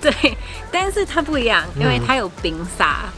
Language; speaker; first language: Chinese; non-native, fluent; English